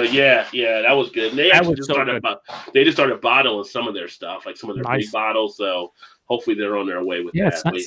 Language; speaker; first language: English; native; English